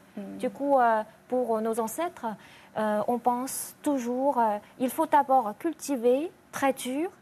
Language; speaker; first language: French; non-native, fluent; Chinese